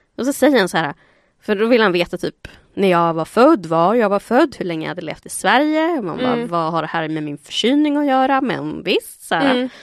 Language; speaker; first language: Swedish; early bilingual, other home language; Spanish